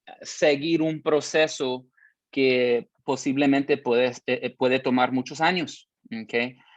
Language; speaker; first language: Spanish; early bilingual, heritage; Spanish